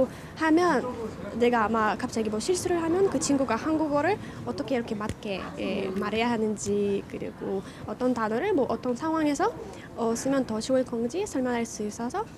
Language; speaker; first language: Korean; non-native, fluent; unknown